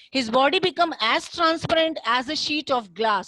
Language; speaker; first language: English; non-native, local second language; Hindi